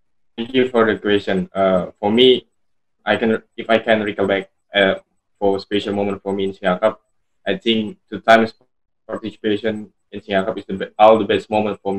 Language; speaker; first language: English; non-native, learner; Indonesian